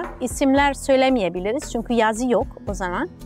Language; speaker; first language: Turkish; non-native, fluent; Italian